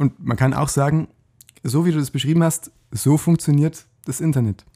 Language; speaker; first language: German; native; German